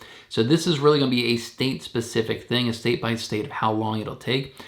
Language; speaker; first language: English; native; English